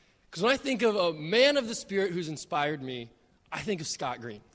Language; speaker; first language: English; native; English